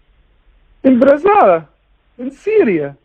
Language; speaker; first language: Spanish; non-native, learner; English